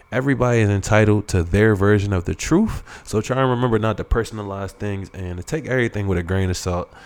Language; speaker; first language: English; native; English